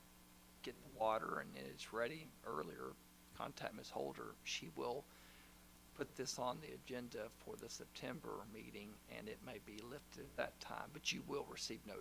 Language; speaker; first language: English; native; English